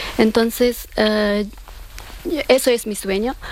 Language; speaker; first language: Spanish; non-native, learner; Persian